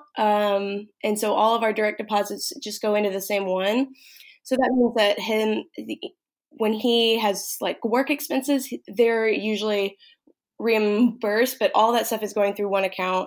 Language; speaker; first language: English; native; English